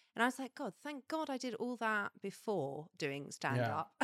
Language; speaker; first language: English; native; English